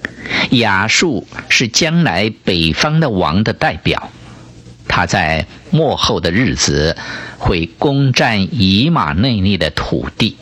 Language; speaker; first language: Chinese; native; Chinese